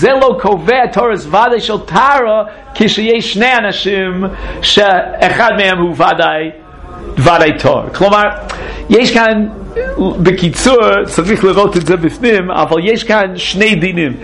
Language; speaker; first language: Hebrew; non-native, fluent; English